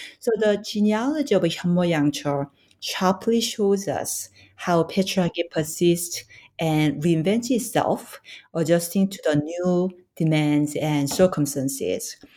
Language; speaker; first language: English; non-native, fluent; Korean